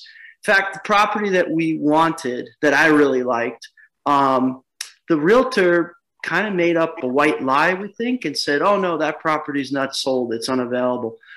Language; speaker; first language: English; native; English